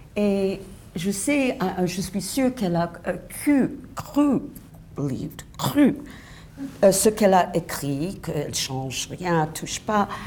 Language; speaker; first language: French; non-native, fluent; English